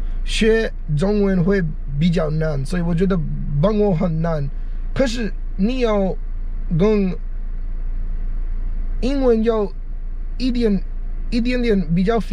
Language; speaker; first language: Chinese; non-native, learner; English